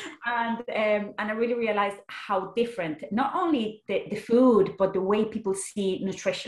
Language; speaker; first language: English; non-native, fluent; Spanish